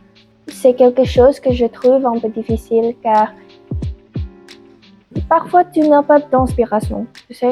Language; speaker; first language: French; non-native, learner; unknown